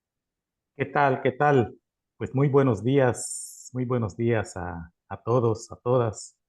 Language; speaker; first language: Spanish; native; Spanish